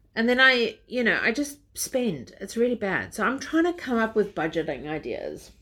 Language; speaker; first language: English; native; English